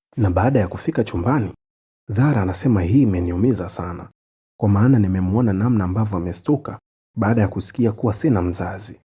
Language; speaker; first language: Swahili; native; Swahili